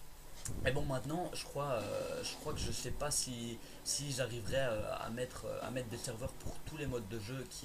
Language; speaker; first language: French; native; French